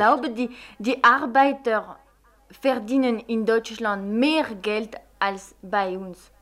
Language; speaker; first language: German; non-native, fluent; French